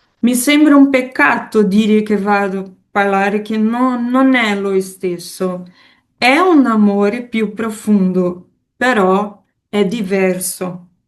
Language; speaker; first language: Italian; non-native, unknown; Portuguese